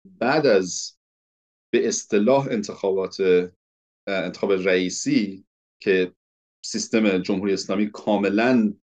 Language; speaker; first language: Persian; early bilingual, heritage; Persian